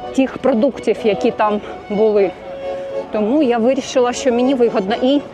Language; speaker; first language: Ukrainian; non-native, local second language; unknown